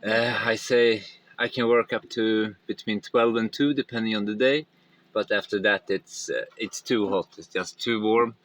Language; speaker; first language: English; non-native, fluent; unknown